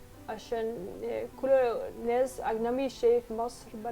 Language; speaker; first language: Arabic; non-native, learner; Dutch